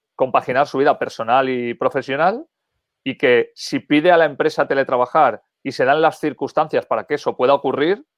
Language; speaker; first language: Spanish; native; Spanish